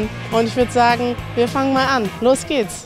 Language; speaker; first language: German; native; German